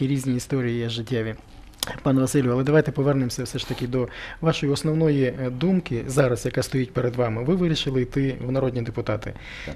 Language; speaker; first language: Ukrainian; native; Ukrainian